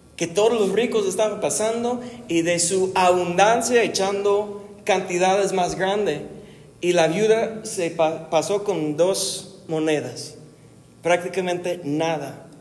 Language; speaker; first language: Spanish; non-native, fluent; English